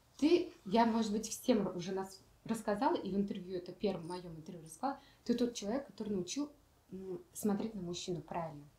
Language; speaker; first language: Russian; native; Russian